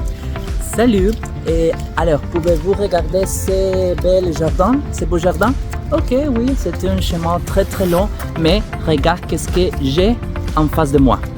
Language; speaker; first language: French; non-native, learner; Spanish